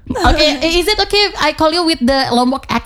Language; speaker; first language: English; non-native, fluent; Indonesian